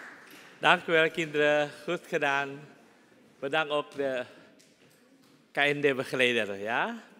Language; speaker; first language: Dutch; non-native, fluent; Indonesian